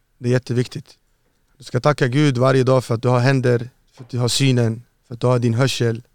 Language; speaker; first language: Swedish; early bilingual, other home language; Arabic